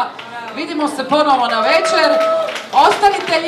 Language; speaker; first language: Croatian; native; Croatian